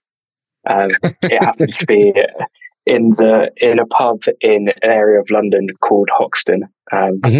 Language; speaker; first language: English; native; English